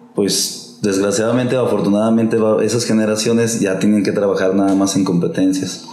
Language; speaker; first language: Spanish; native; Spanish